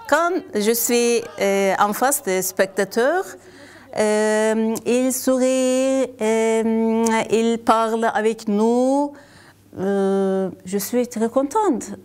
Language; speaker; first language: French; non-native, learner; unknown